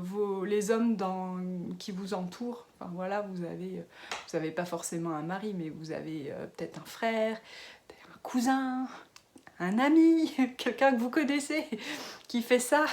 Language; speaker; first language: French; native; French